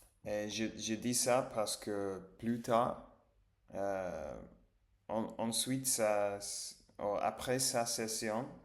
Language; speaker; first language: French; non-native, learner; English